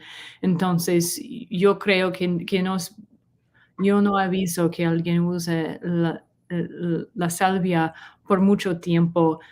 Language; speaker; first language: Spanish; non-native, learner; English